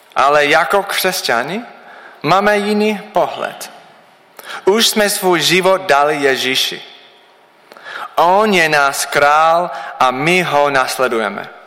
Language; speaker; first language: Czech; non-native, learner; English